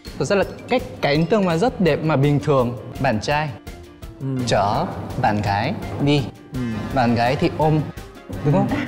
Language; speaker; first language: Vietnamese; non-native, fluent; Korean